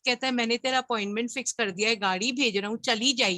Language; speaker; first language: Hindi; native; Hindi